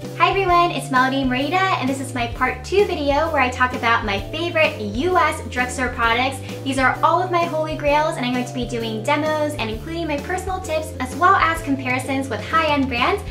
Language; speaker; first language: English; early bilingual, other home language; Japanese